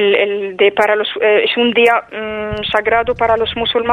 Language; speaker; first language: Spanish; non-native, fluent; Arabic